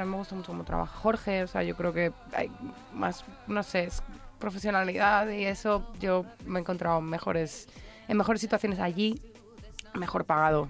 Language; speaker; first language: Spanish; native; Spanish